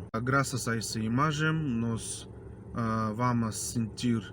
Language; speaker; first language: Portuguese; non-native, fluent; Russian